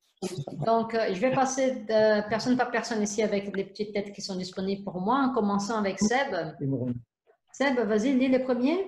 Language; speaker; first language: French; non-native, fluent; Portuguese